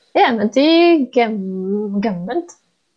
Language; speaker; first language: Danish; non-native, fluent; Polish